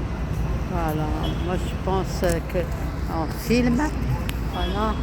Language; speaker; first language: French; non-native, local second language; Arabic